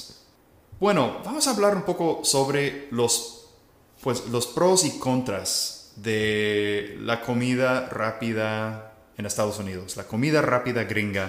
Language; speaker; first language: Spanish; non-native, fluent; English